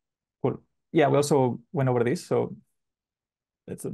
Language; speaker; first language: English; non-native, fluent; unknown